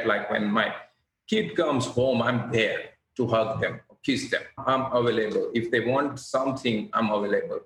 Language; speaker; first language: English; non-native, local second language; Gujarati